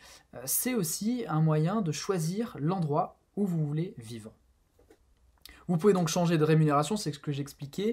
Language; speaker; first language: French; native; French